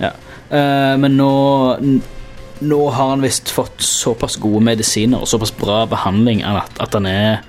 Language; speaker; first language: Norwegian; native; Norwegian